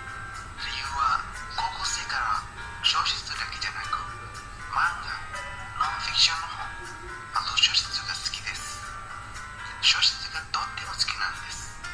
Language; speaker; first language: Japanese; non-native, learner; Indonesian